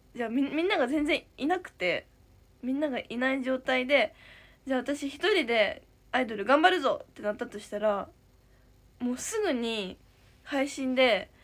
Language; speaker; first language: Japanese; native; Japanese